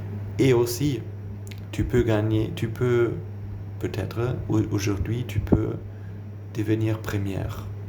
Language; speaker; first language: French; non-native, learner; German